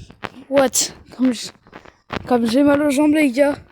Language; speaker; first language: French; early bilingual, other home language; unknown